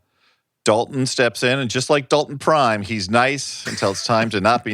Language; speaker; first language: English; native; English